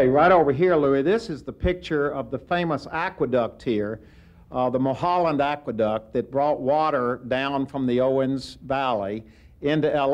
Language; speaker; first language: English; native; English